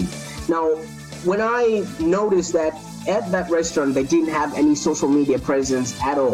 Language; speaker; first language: English; non-native, local second language; Shona